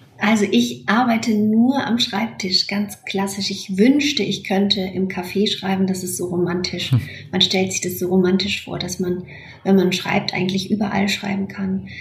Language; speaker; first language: German; native; German